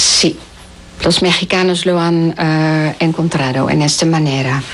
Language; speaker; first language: Spanish; non-native, learner; Dutch